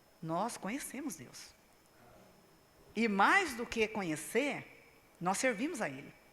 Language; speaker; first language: Portuguese; native; Portuguese